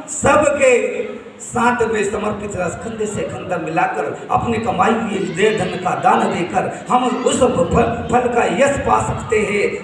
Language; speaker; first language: Hindi; native; Hindi